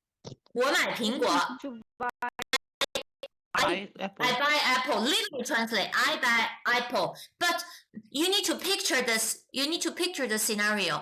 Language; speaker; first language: English; non-native, fluent; Chinese